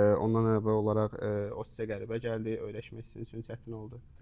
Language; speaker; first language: Azerbaijani; native; Azerbaijani